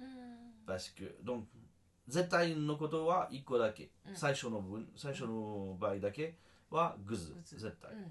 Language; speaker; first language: Japanese; non-native, learner; French